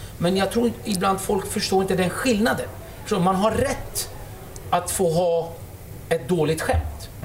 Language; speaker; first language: Swedish; early bilingual, other home language; Kurdish